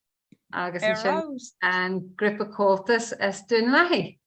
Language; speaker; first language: Irish; non-native, learner; English